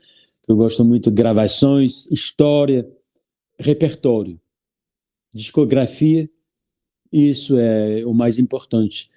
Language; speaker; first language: Portuguese; non-native, learner; French